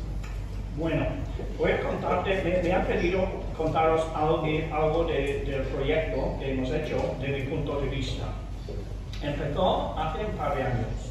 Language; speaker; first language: Spanish; non-native, fluent; English